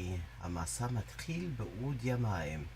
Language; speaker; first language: Hebrew; non-native, learner; English